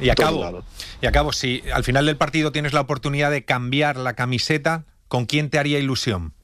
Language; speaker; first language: Spanish; native; Spanish